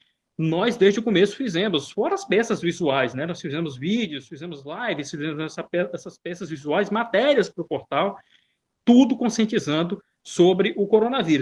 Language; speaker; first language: Portuguese; native; Portuguese